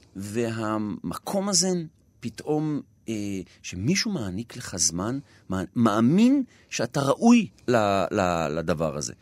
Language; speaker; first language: Hebrew; native; Hebrew